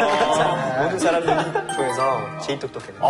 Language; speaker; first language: Korean; non-native, fluent; French